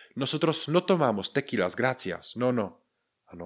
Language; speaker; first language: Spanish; non-native, fluent; Czech